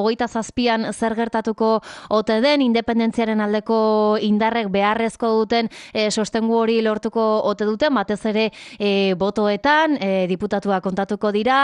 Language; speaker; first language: Basque; native; Basque